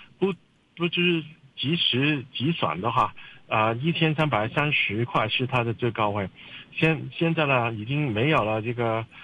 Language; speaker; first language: Chinese; non-native, local second language; Cantonese